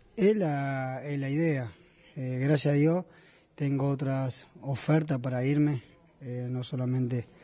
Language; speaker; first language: Spanish; native; Spanish